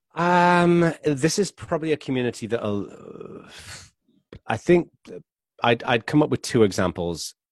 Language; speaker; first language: English; native; English